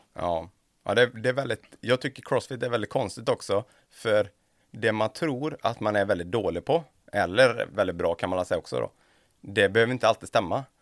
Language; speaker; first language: Swedish; native; Swedish